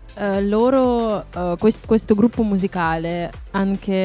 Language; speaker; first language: Italian; non-native, fluent; Russian